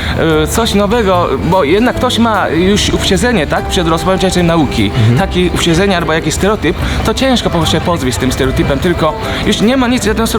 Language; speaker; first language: Polish; non-native, fluent; Japanese